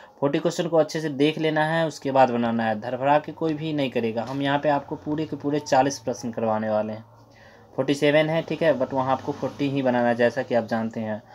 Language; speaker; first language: Hindi; native; Hindi